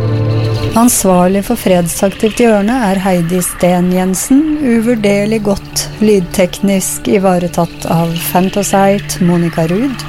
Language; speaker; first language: Norwegian; native; Norwegian